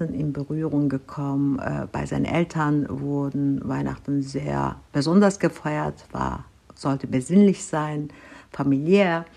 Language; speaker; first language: German; non-native, fluent; Turkish